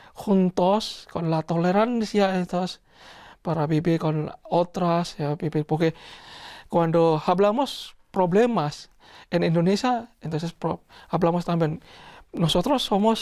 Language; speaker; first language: Spanish; non-native, learner; Indonesian